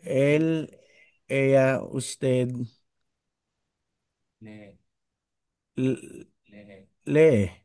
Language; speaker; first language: Spanish; non-native, learner; Filipino